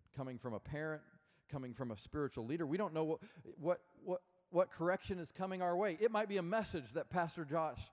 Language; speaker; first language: English; native; English